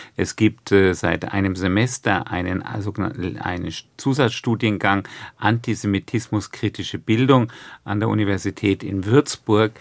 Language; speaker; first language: German; native; German